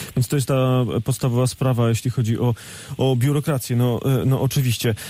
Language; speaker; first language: Polish; native; Polish